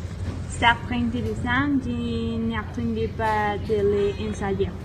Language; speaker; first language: French; non-native, learner; Spanish